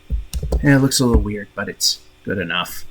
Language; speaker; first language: English; native; English